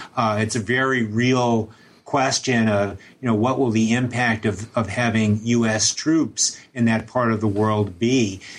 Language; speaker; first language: English; native; English